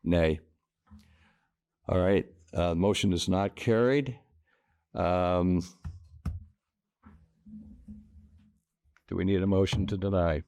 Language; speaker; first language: English; native; English